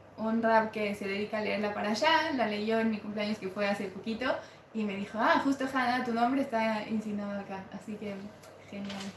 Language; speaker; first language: Spanish; native; Spanish